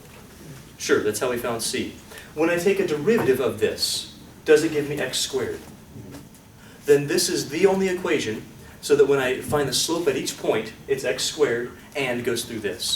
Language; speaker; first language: English; native; English